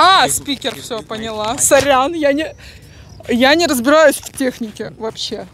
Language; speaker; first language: Russian; early bilingual, other home language; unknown